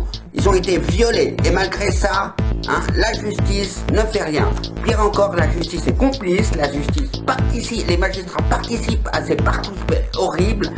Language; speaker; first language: French; native; French